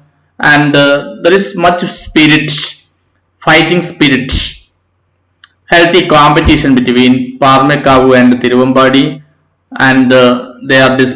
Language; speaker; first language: English; non-native, local second language; Malayalam